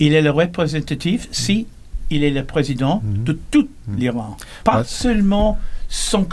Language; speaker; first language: French; non-native, learner; English